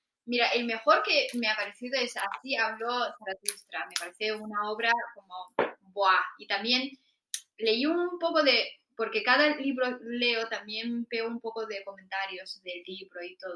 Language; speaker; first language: Spanish; non-native, fluent; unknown